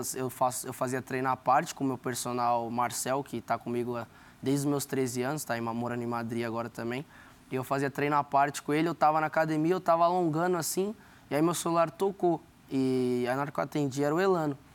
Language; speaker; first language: Portuguese; native; Portuguese